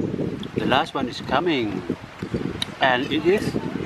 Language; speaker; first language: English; non-native, learner; Thai